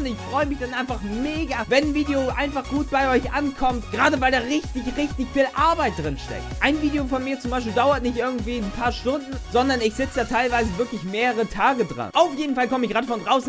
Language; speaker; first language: German; native; German